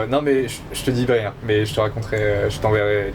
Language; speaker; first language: French; native; French